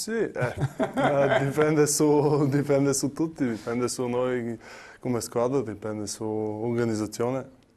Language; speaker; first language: Italian; non-native, learner; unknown